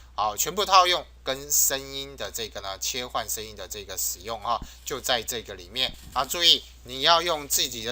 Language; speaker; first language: Chinese; native; Chinese